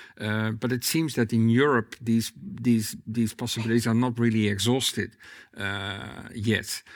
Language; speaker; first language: English; non-native, fluent; Dutch